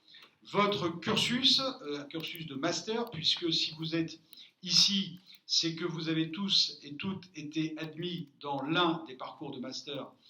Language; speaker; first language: French; native; French